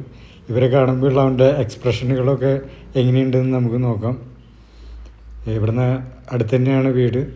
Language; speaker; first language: Malayalam; native; Malayalam